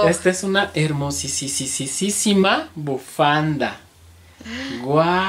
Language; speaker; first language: Spanish; native; Spanish